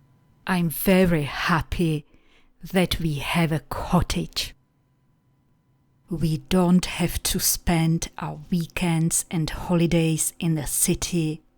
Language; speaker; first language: English; non-native, fluent; Czech